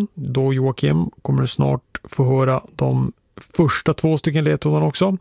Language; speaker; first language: Swedish; native; Swedish